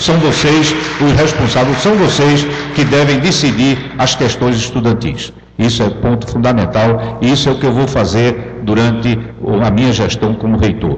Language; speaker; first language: Portuguese; native; Portuguese